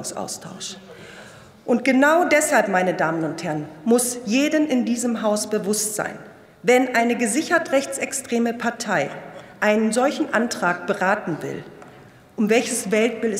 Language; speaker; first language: German; early bilingual, other home language; Turkish